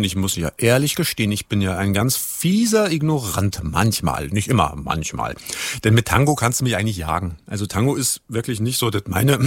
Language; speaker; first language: German; native; German